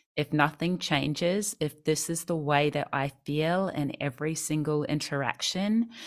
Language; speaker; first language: English; native; English